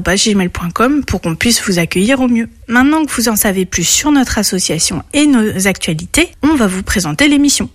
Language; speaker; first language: French; native; French